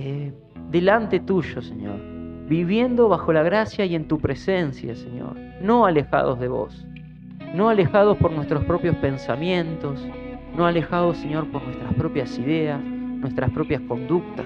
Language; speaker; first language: Spanish; native; Spanish